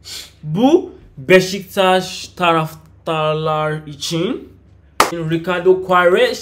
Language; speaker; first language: Turkish; non-native, learner; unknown